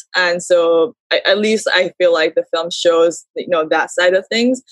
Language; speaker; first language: English; early bilingual, heritage; Japanese